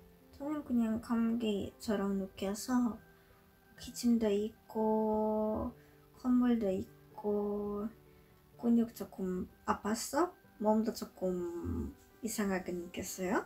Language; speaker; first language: Korean; non-native, learner; Polish